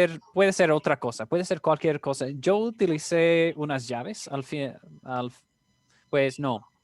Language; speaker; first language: Spanish; non-native, fluent; English